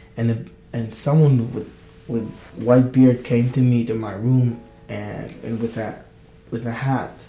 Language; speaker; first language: English; non-native, fluent; Hebrew